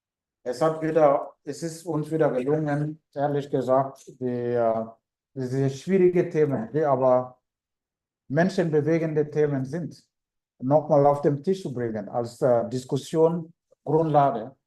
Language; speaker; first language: German; non-native, fluent; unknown